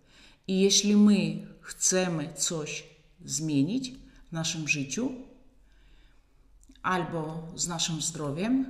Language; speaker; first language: Polish; non-native, fluent; Russian